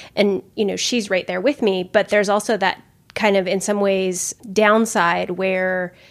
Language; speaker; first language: English; native; English